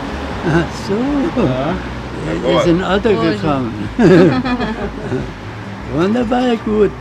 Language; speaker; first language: German; early bilingual, heritage; Portuguese